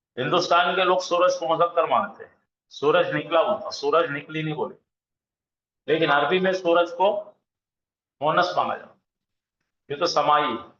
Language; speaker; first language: Urdu; native; Urdu